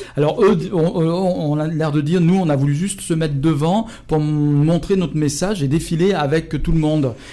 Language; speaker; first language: French; native; French